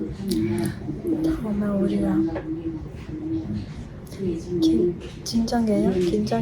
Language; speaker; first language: Korean; non-native, learner; Persian